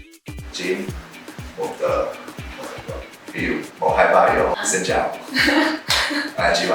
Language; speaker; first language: Vietnamese; non-native, learner; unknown